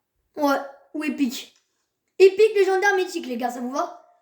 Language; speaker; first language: French; native; French